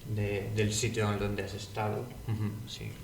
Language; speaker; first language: Spanish; native; Spanish